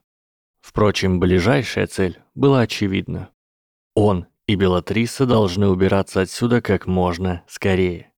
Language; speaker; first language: Russian; native; Russian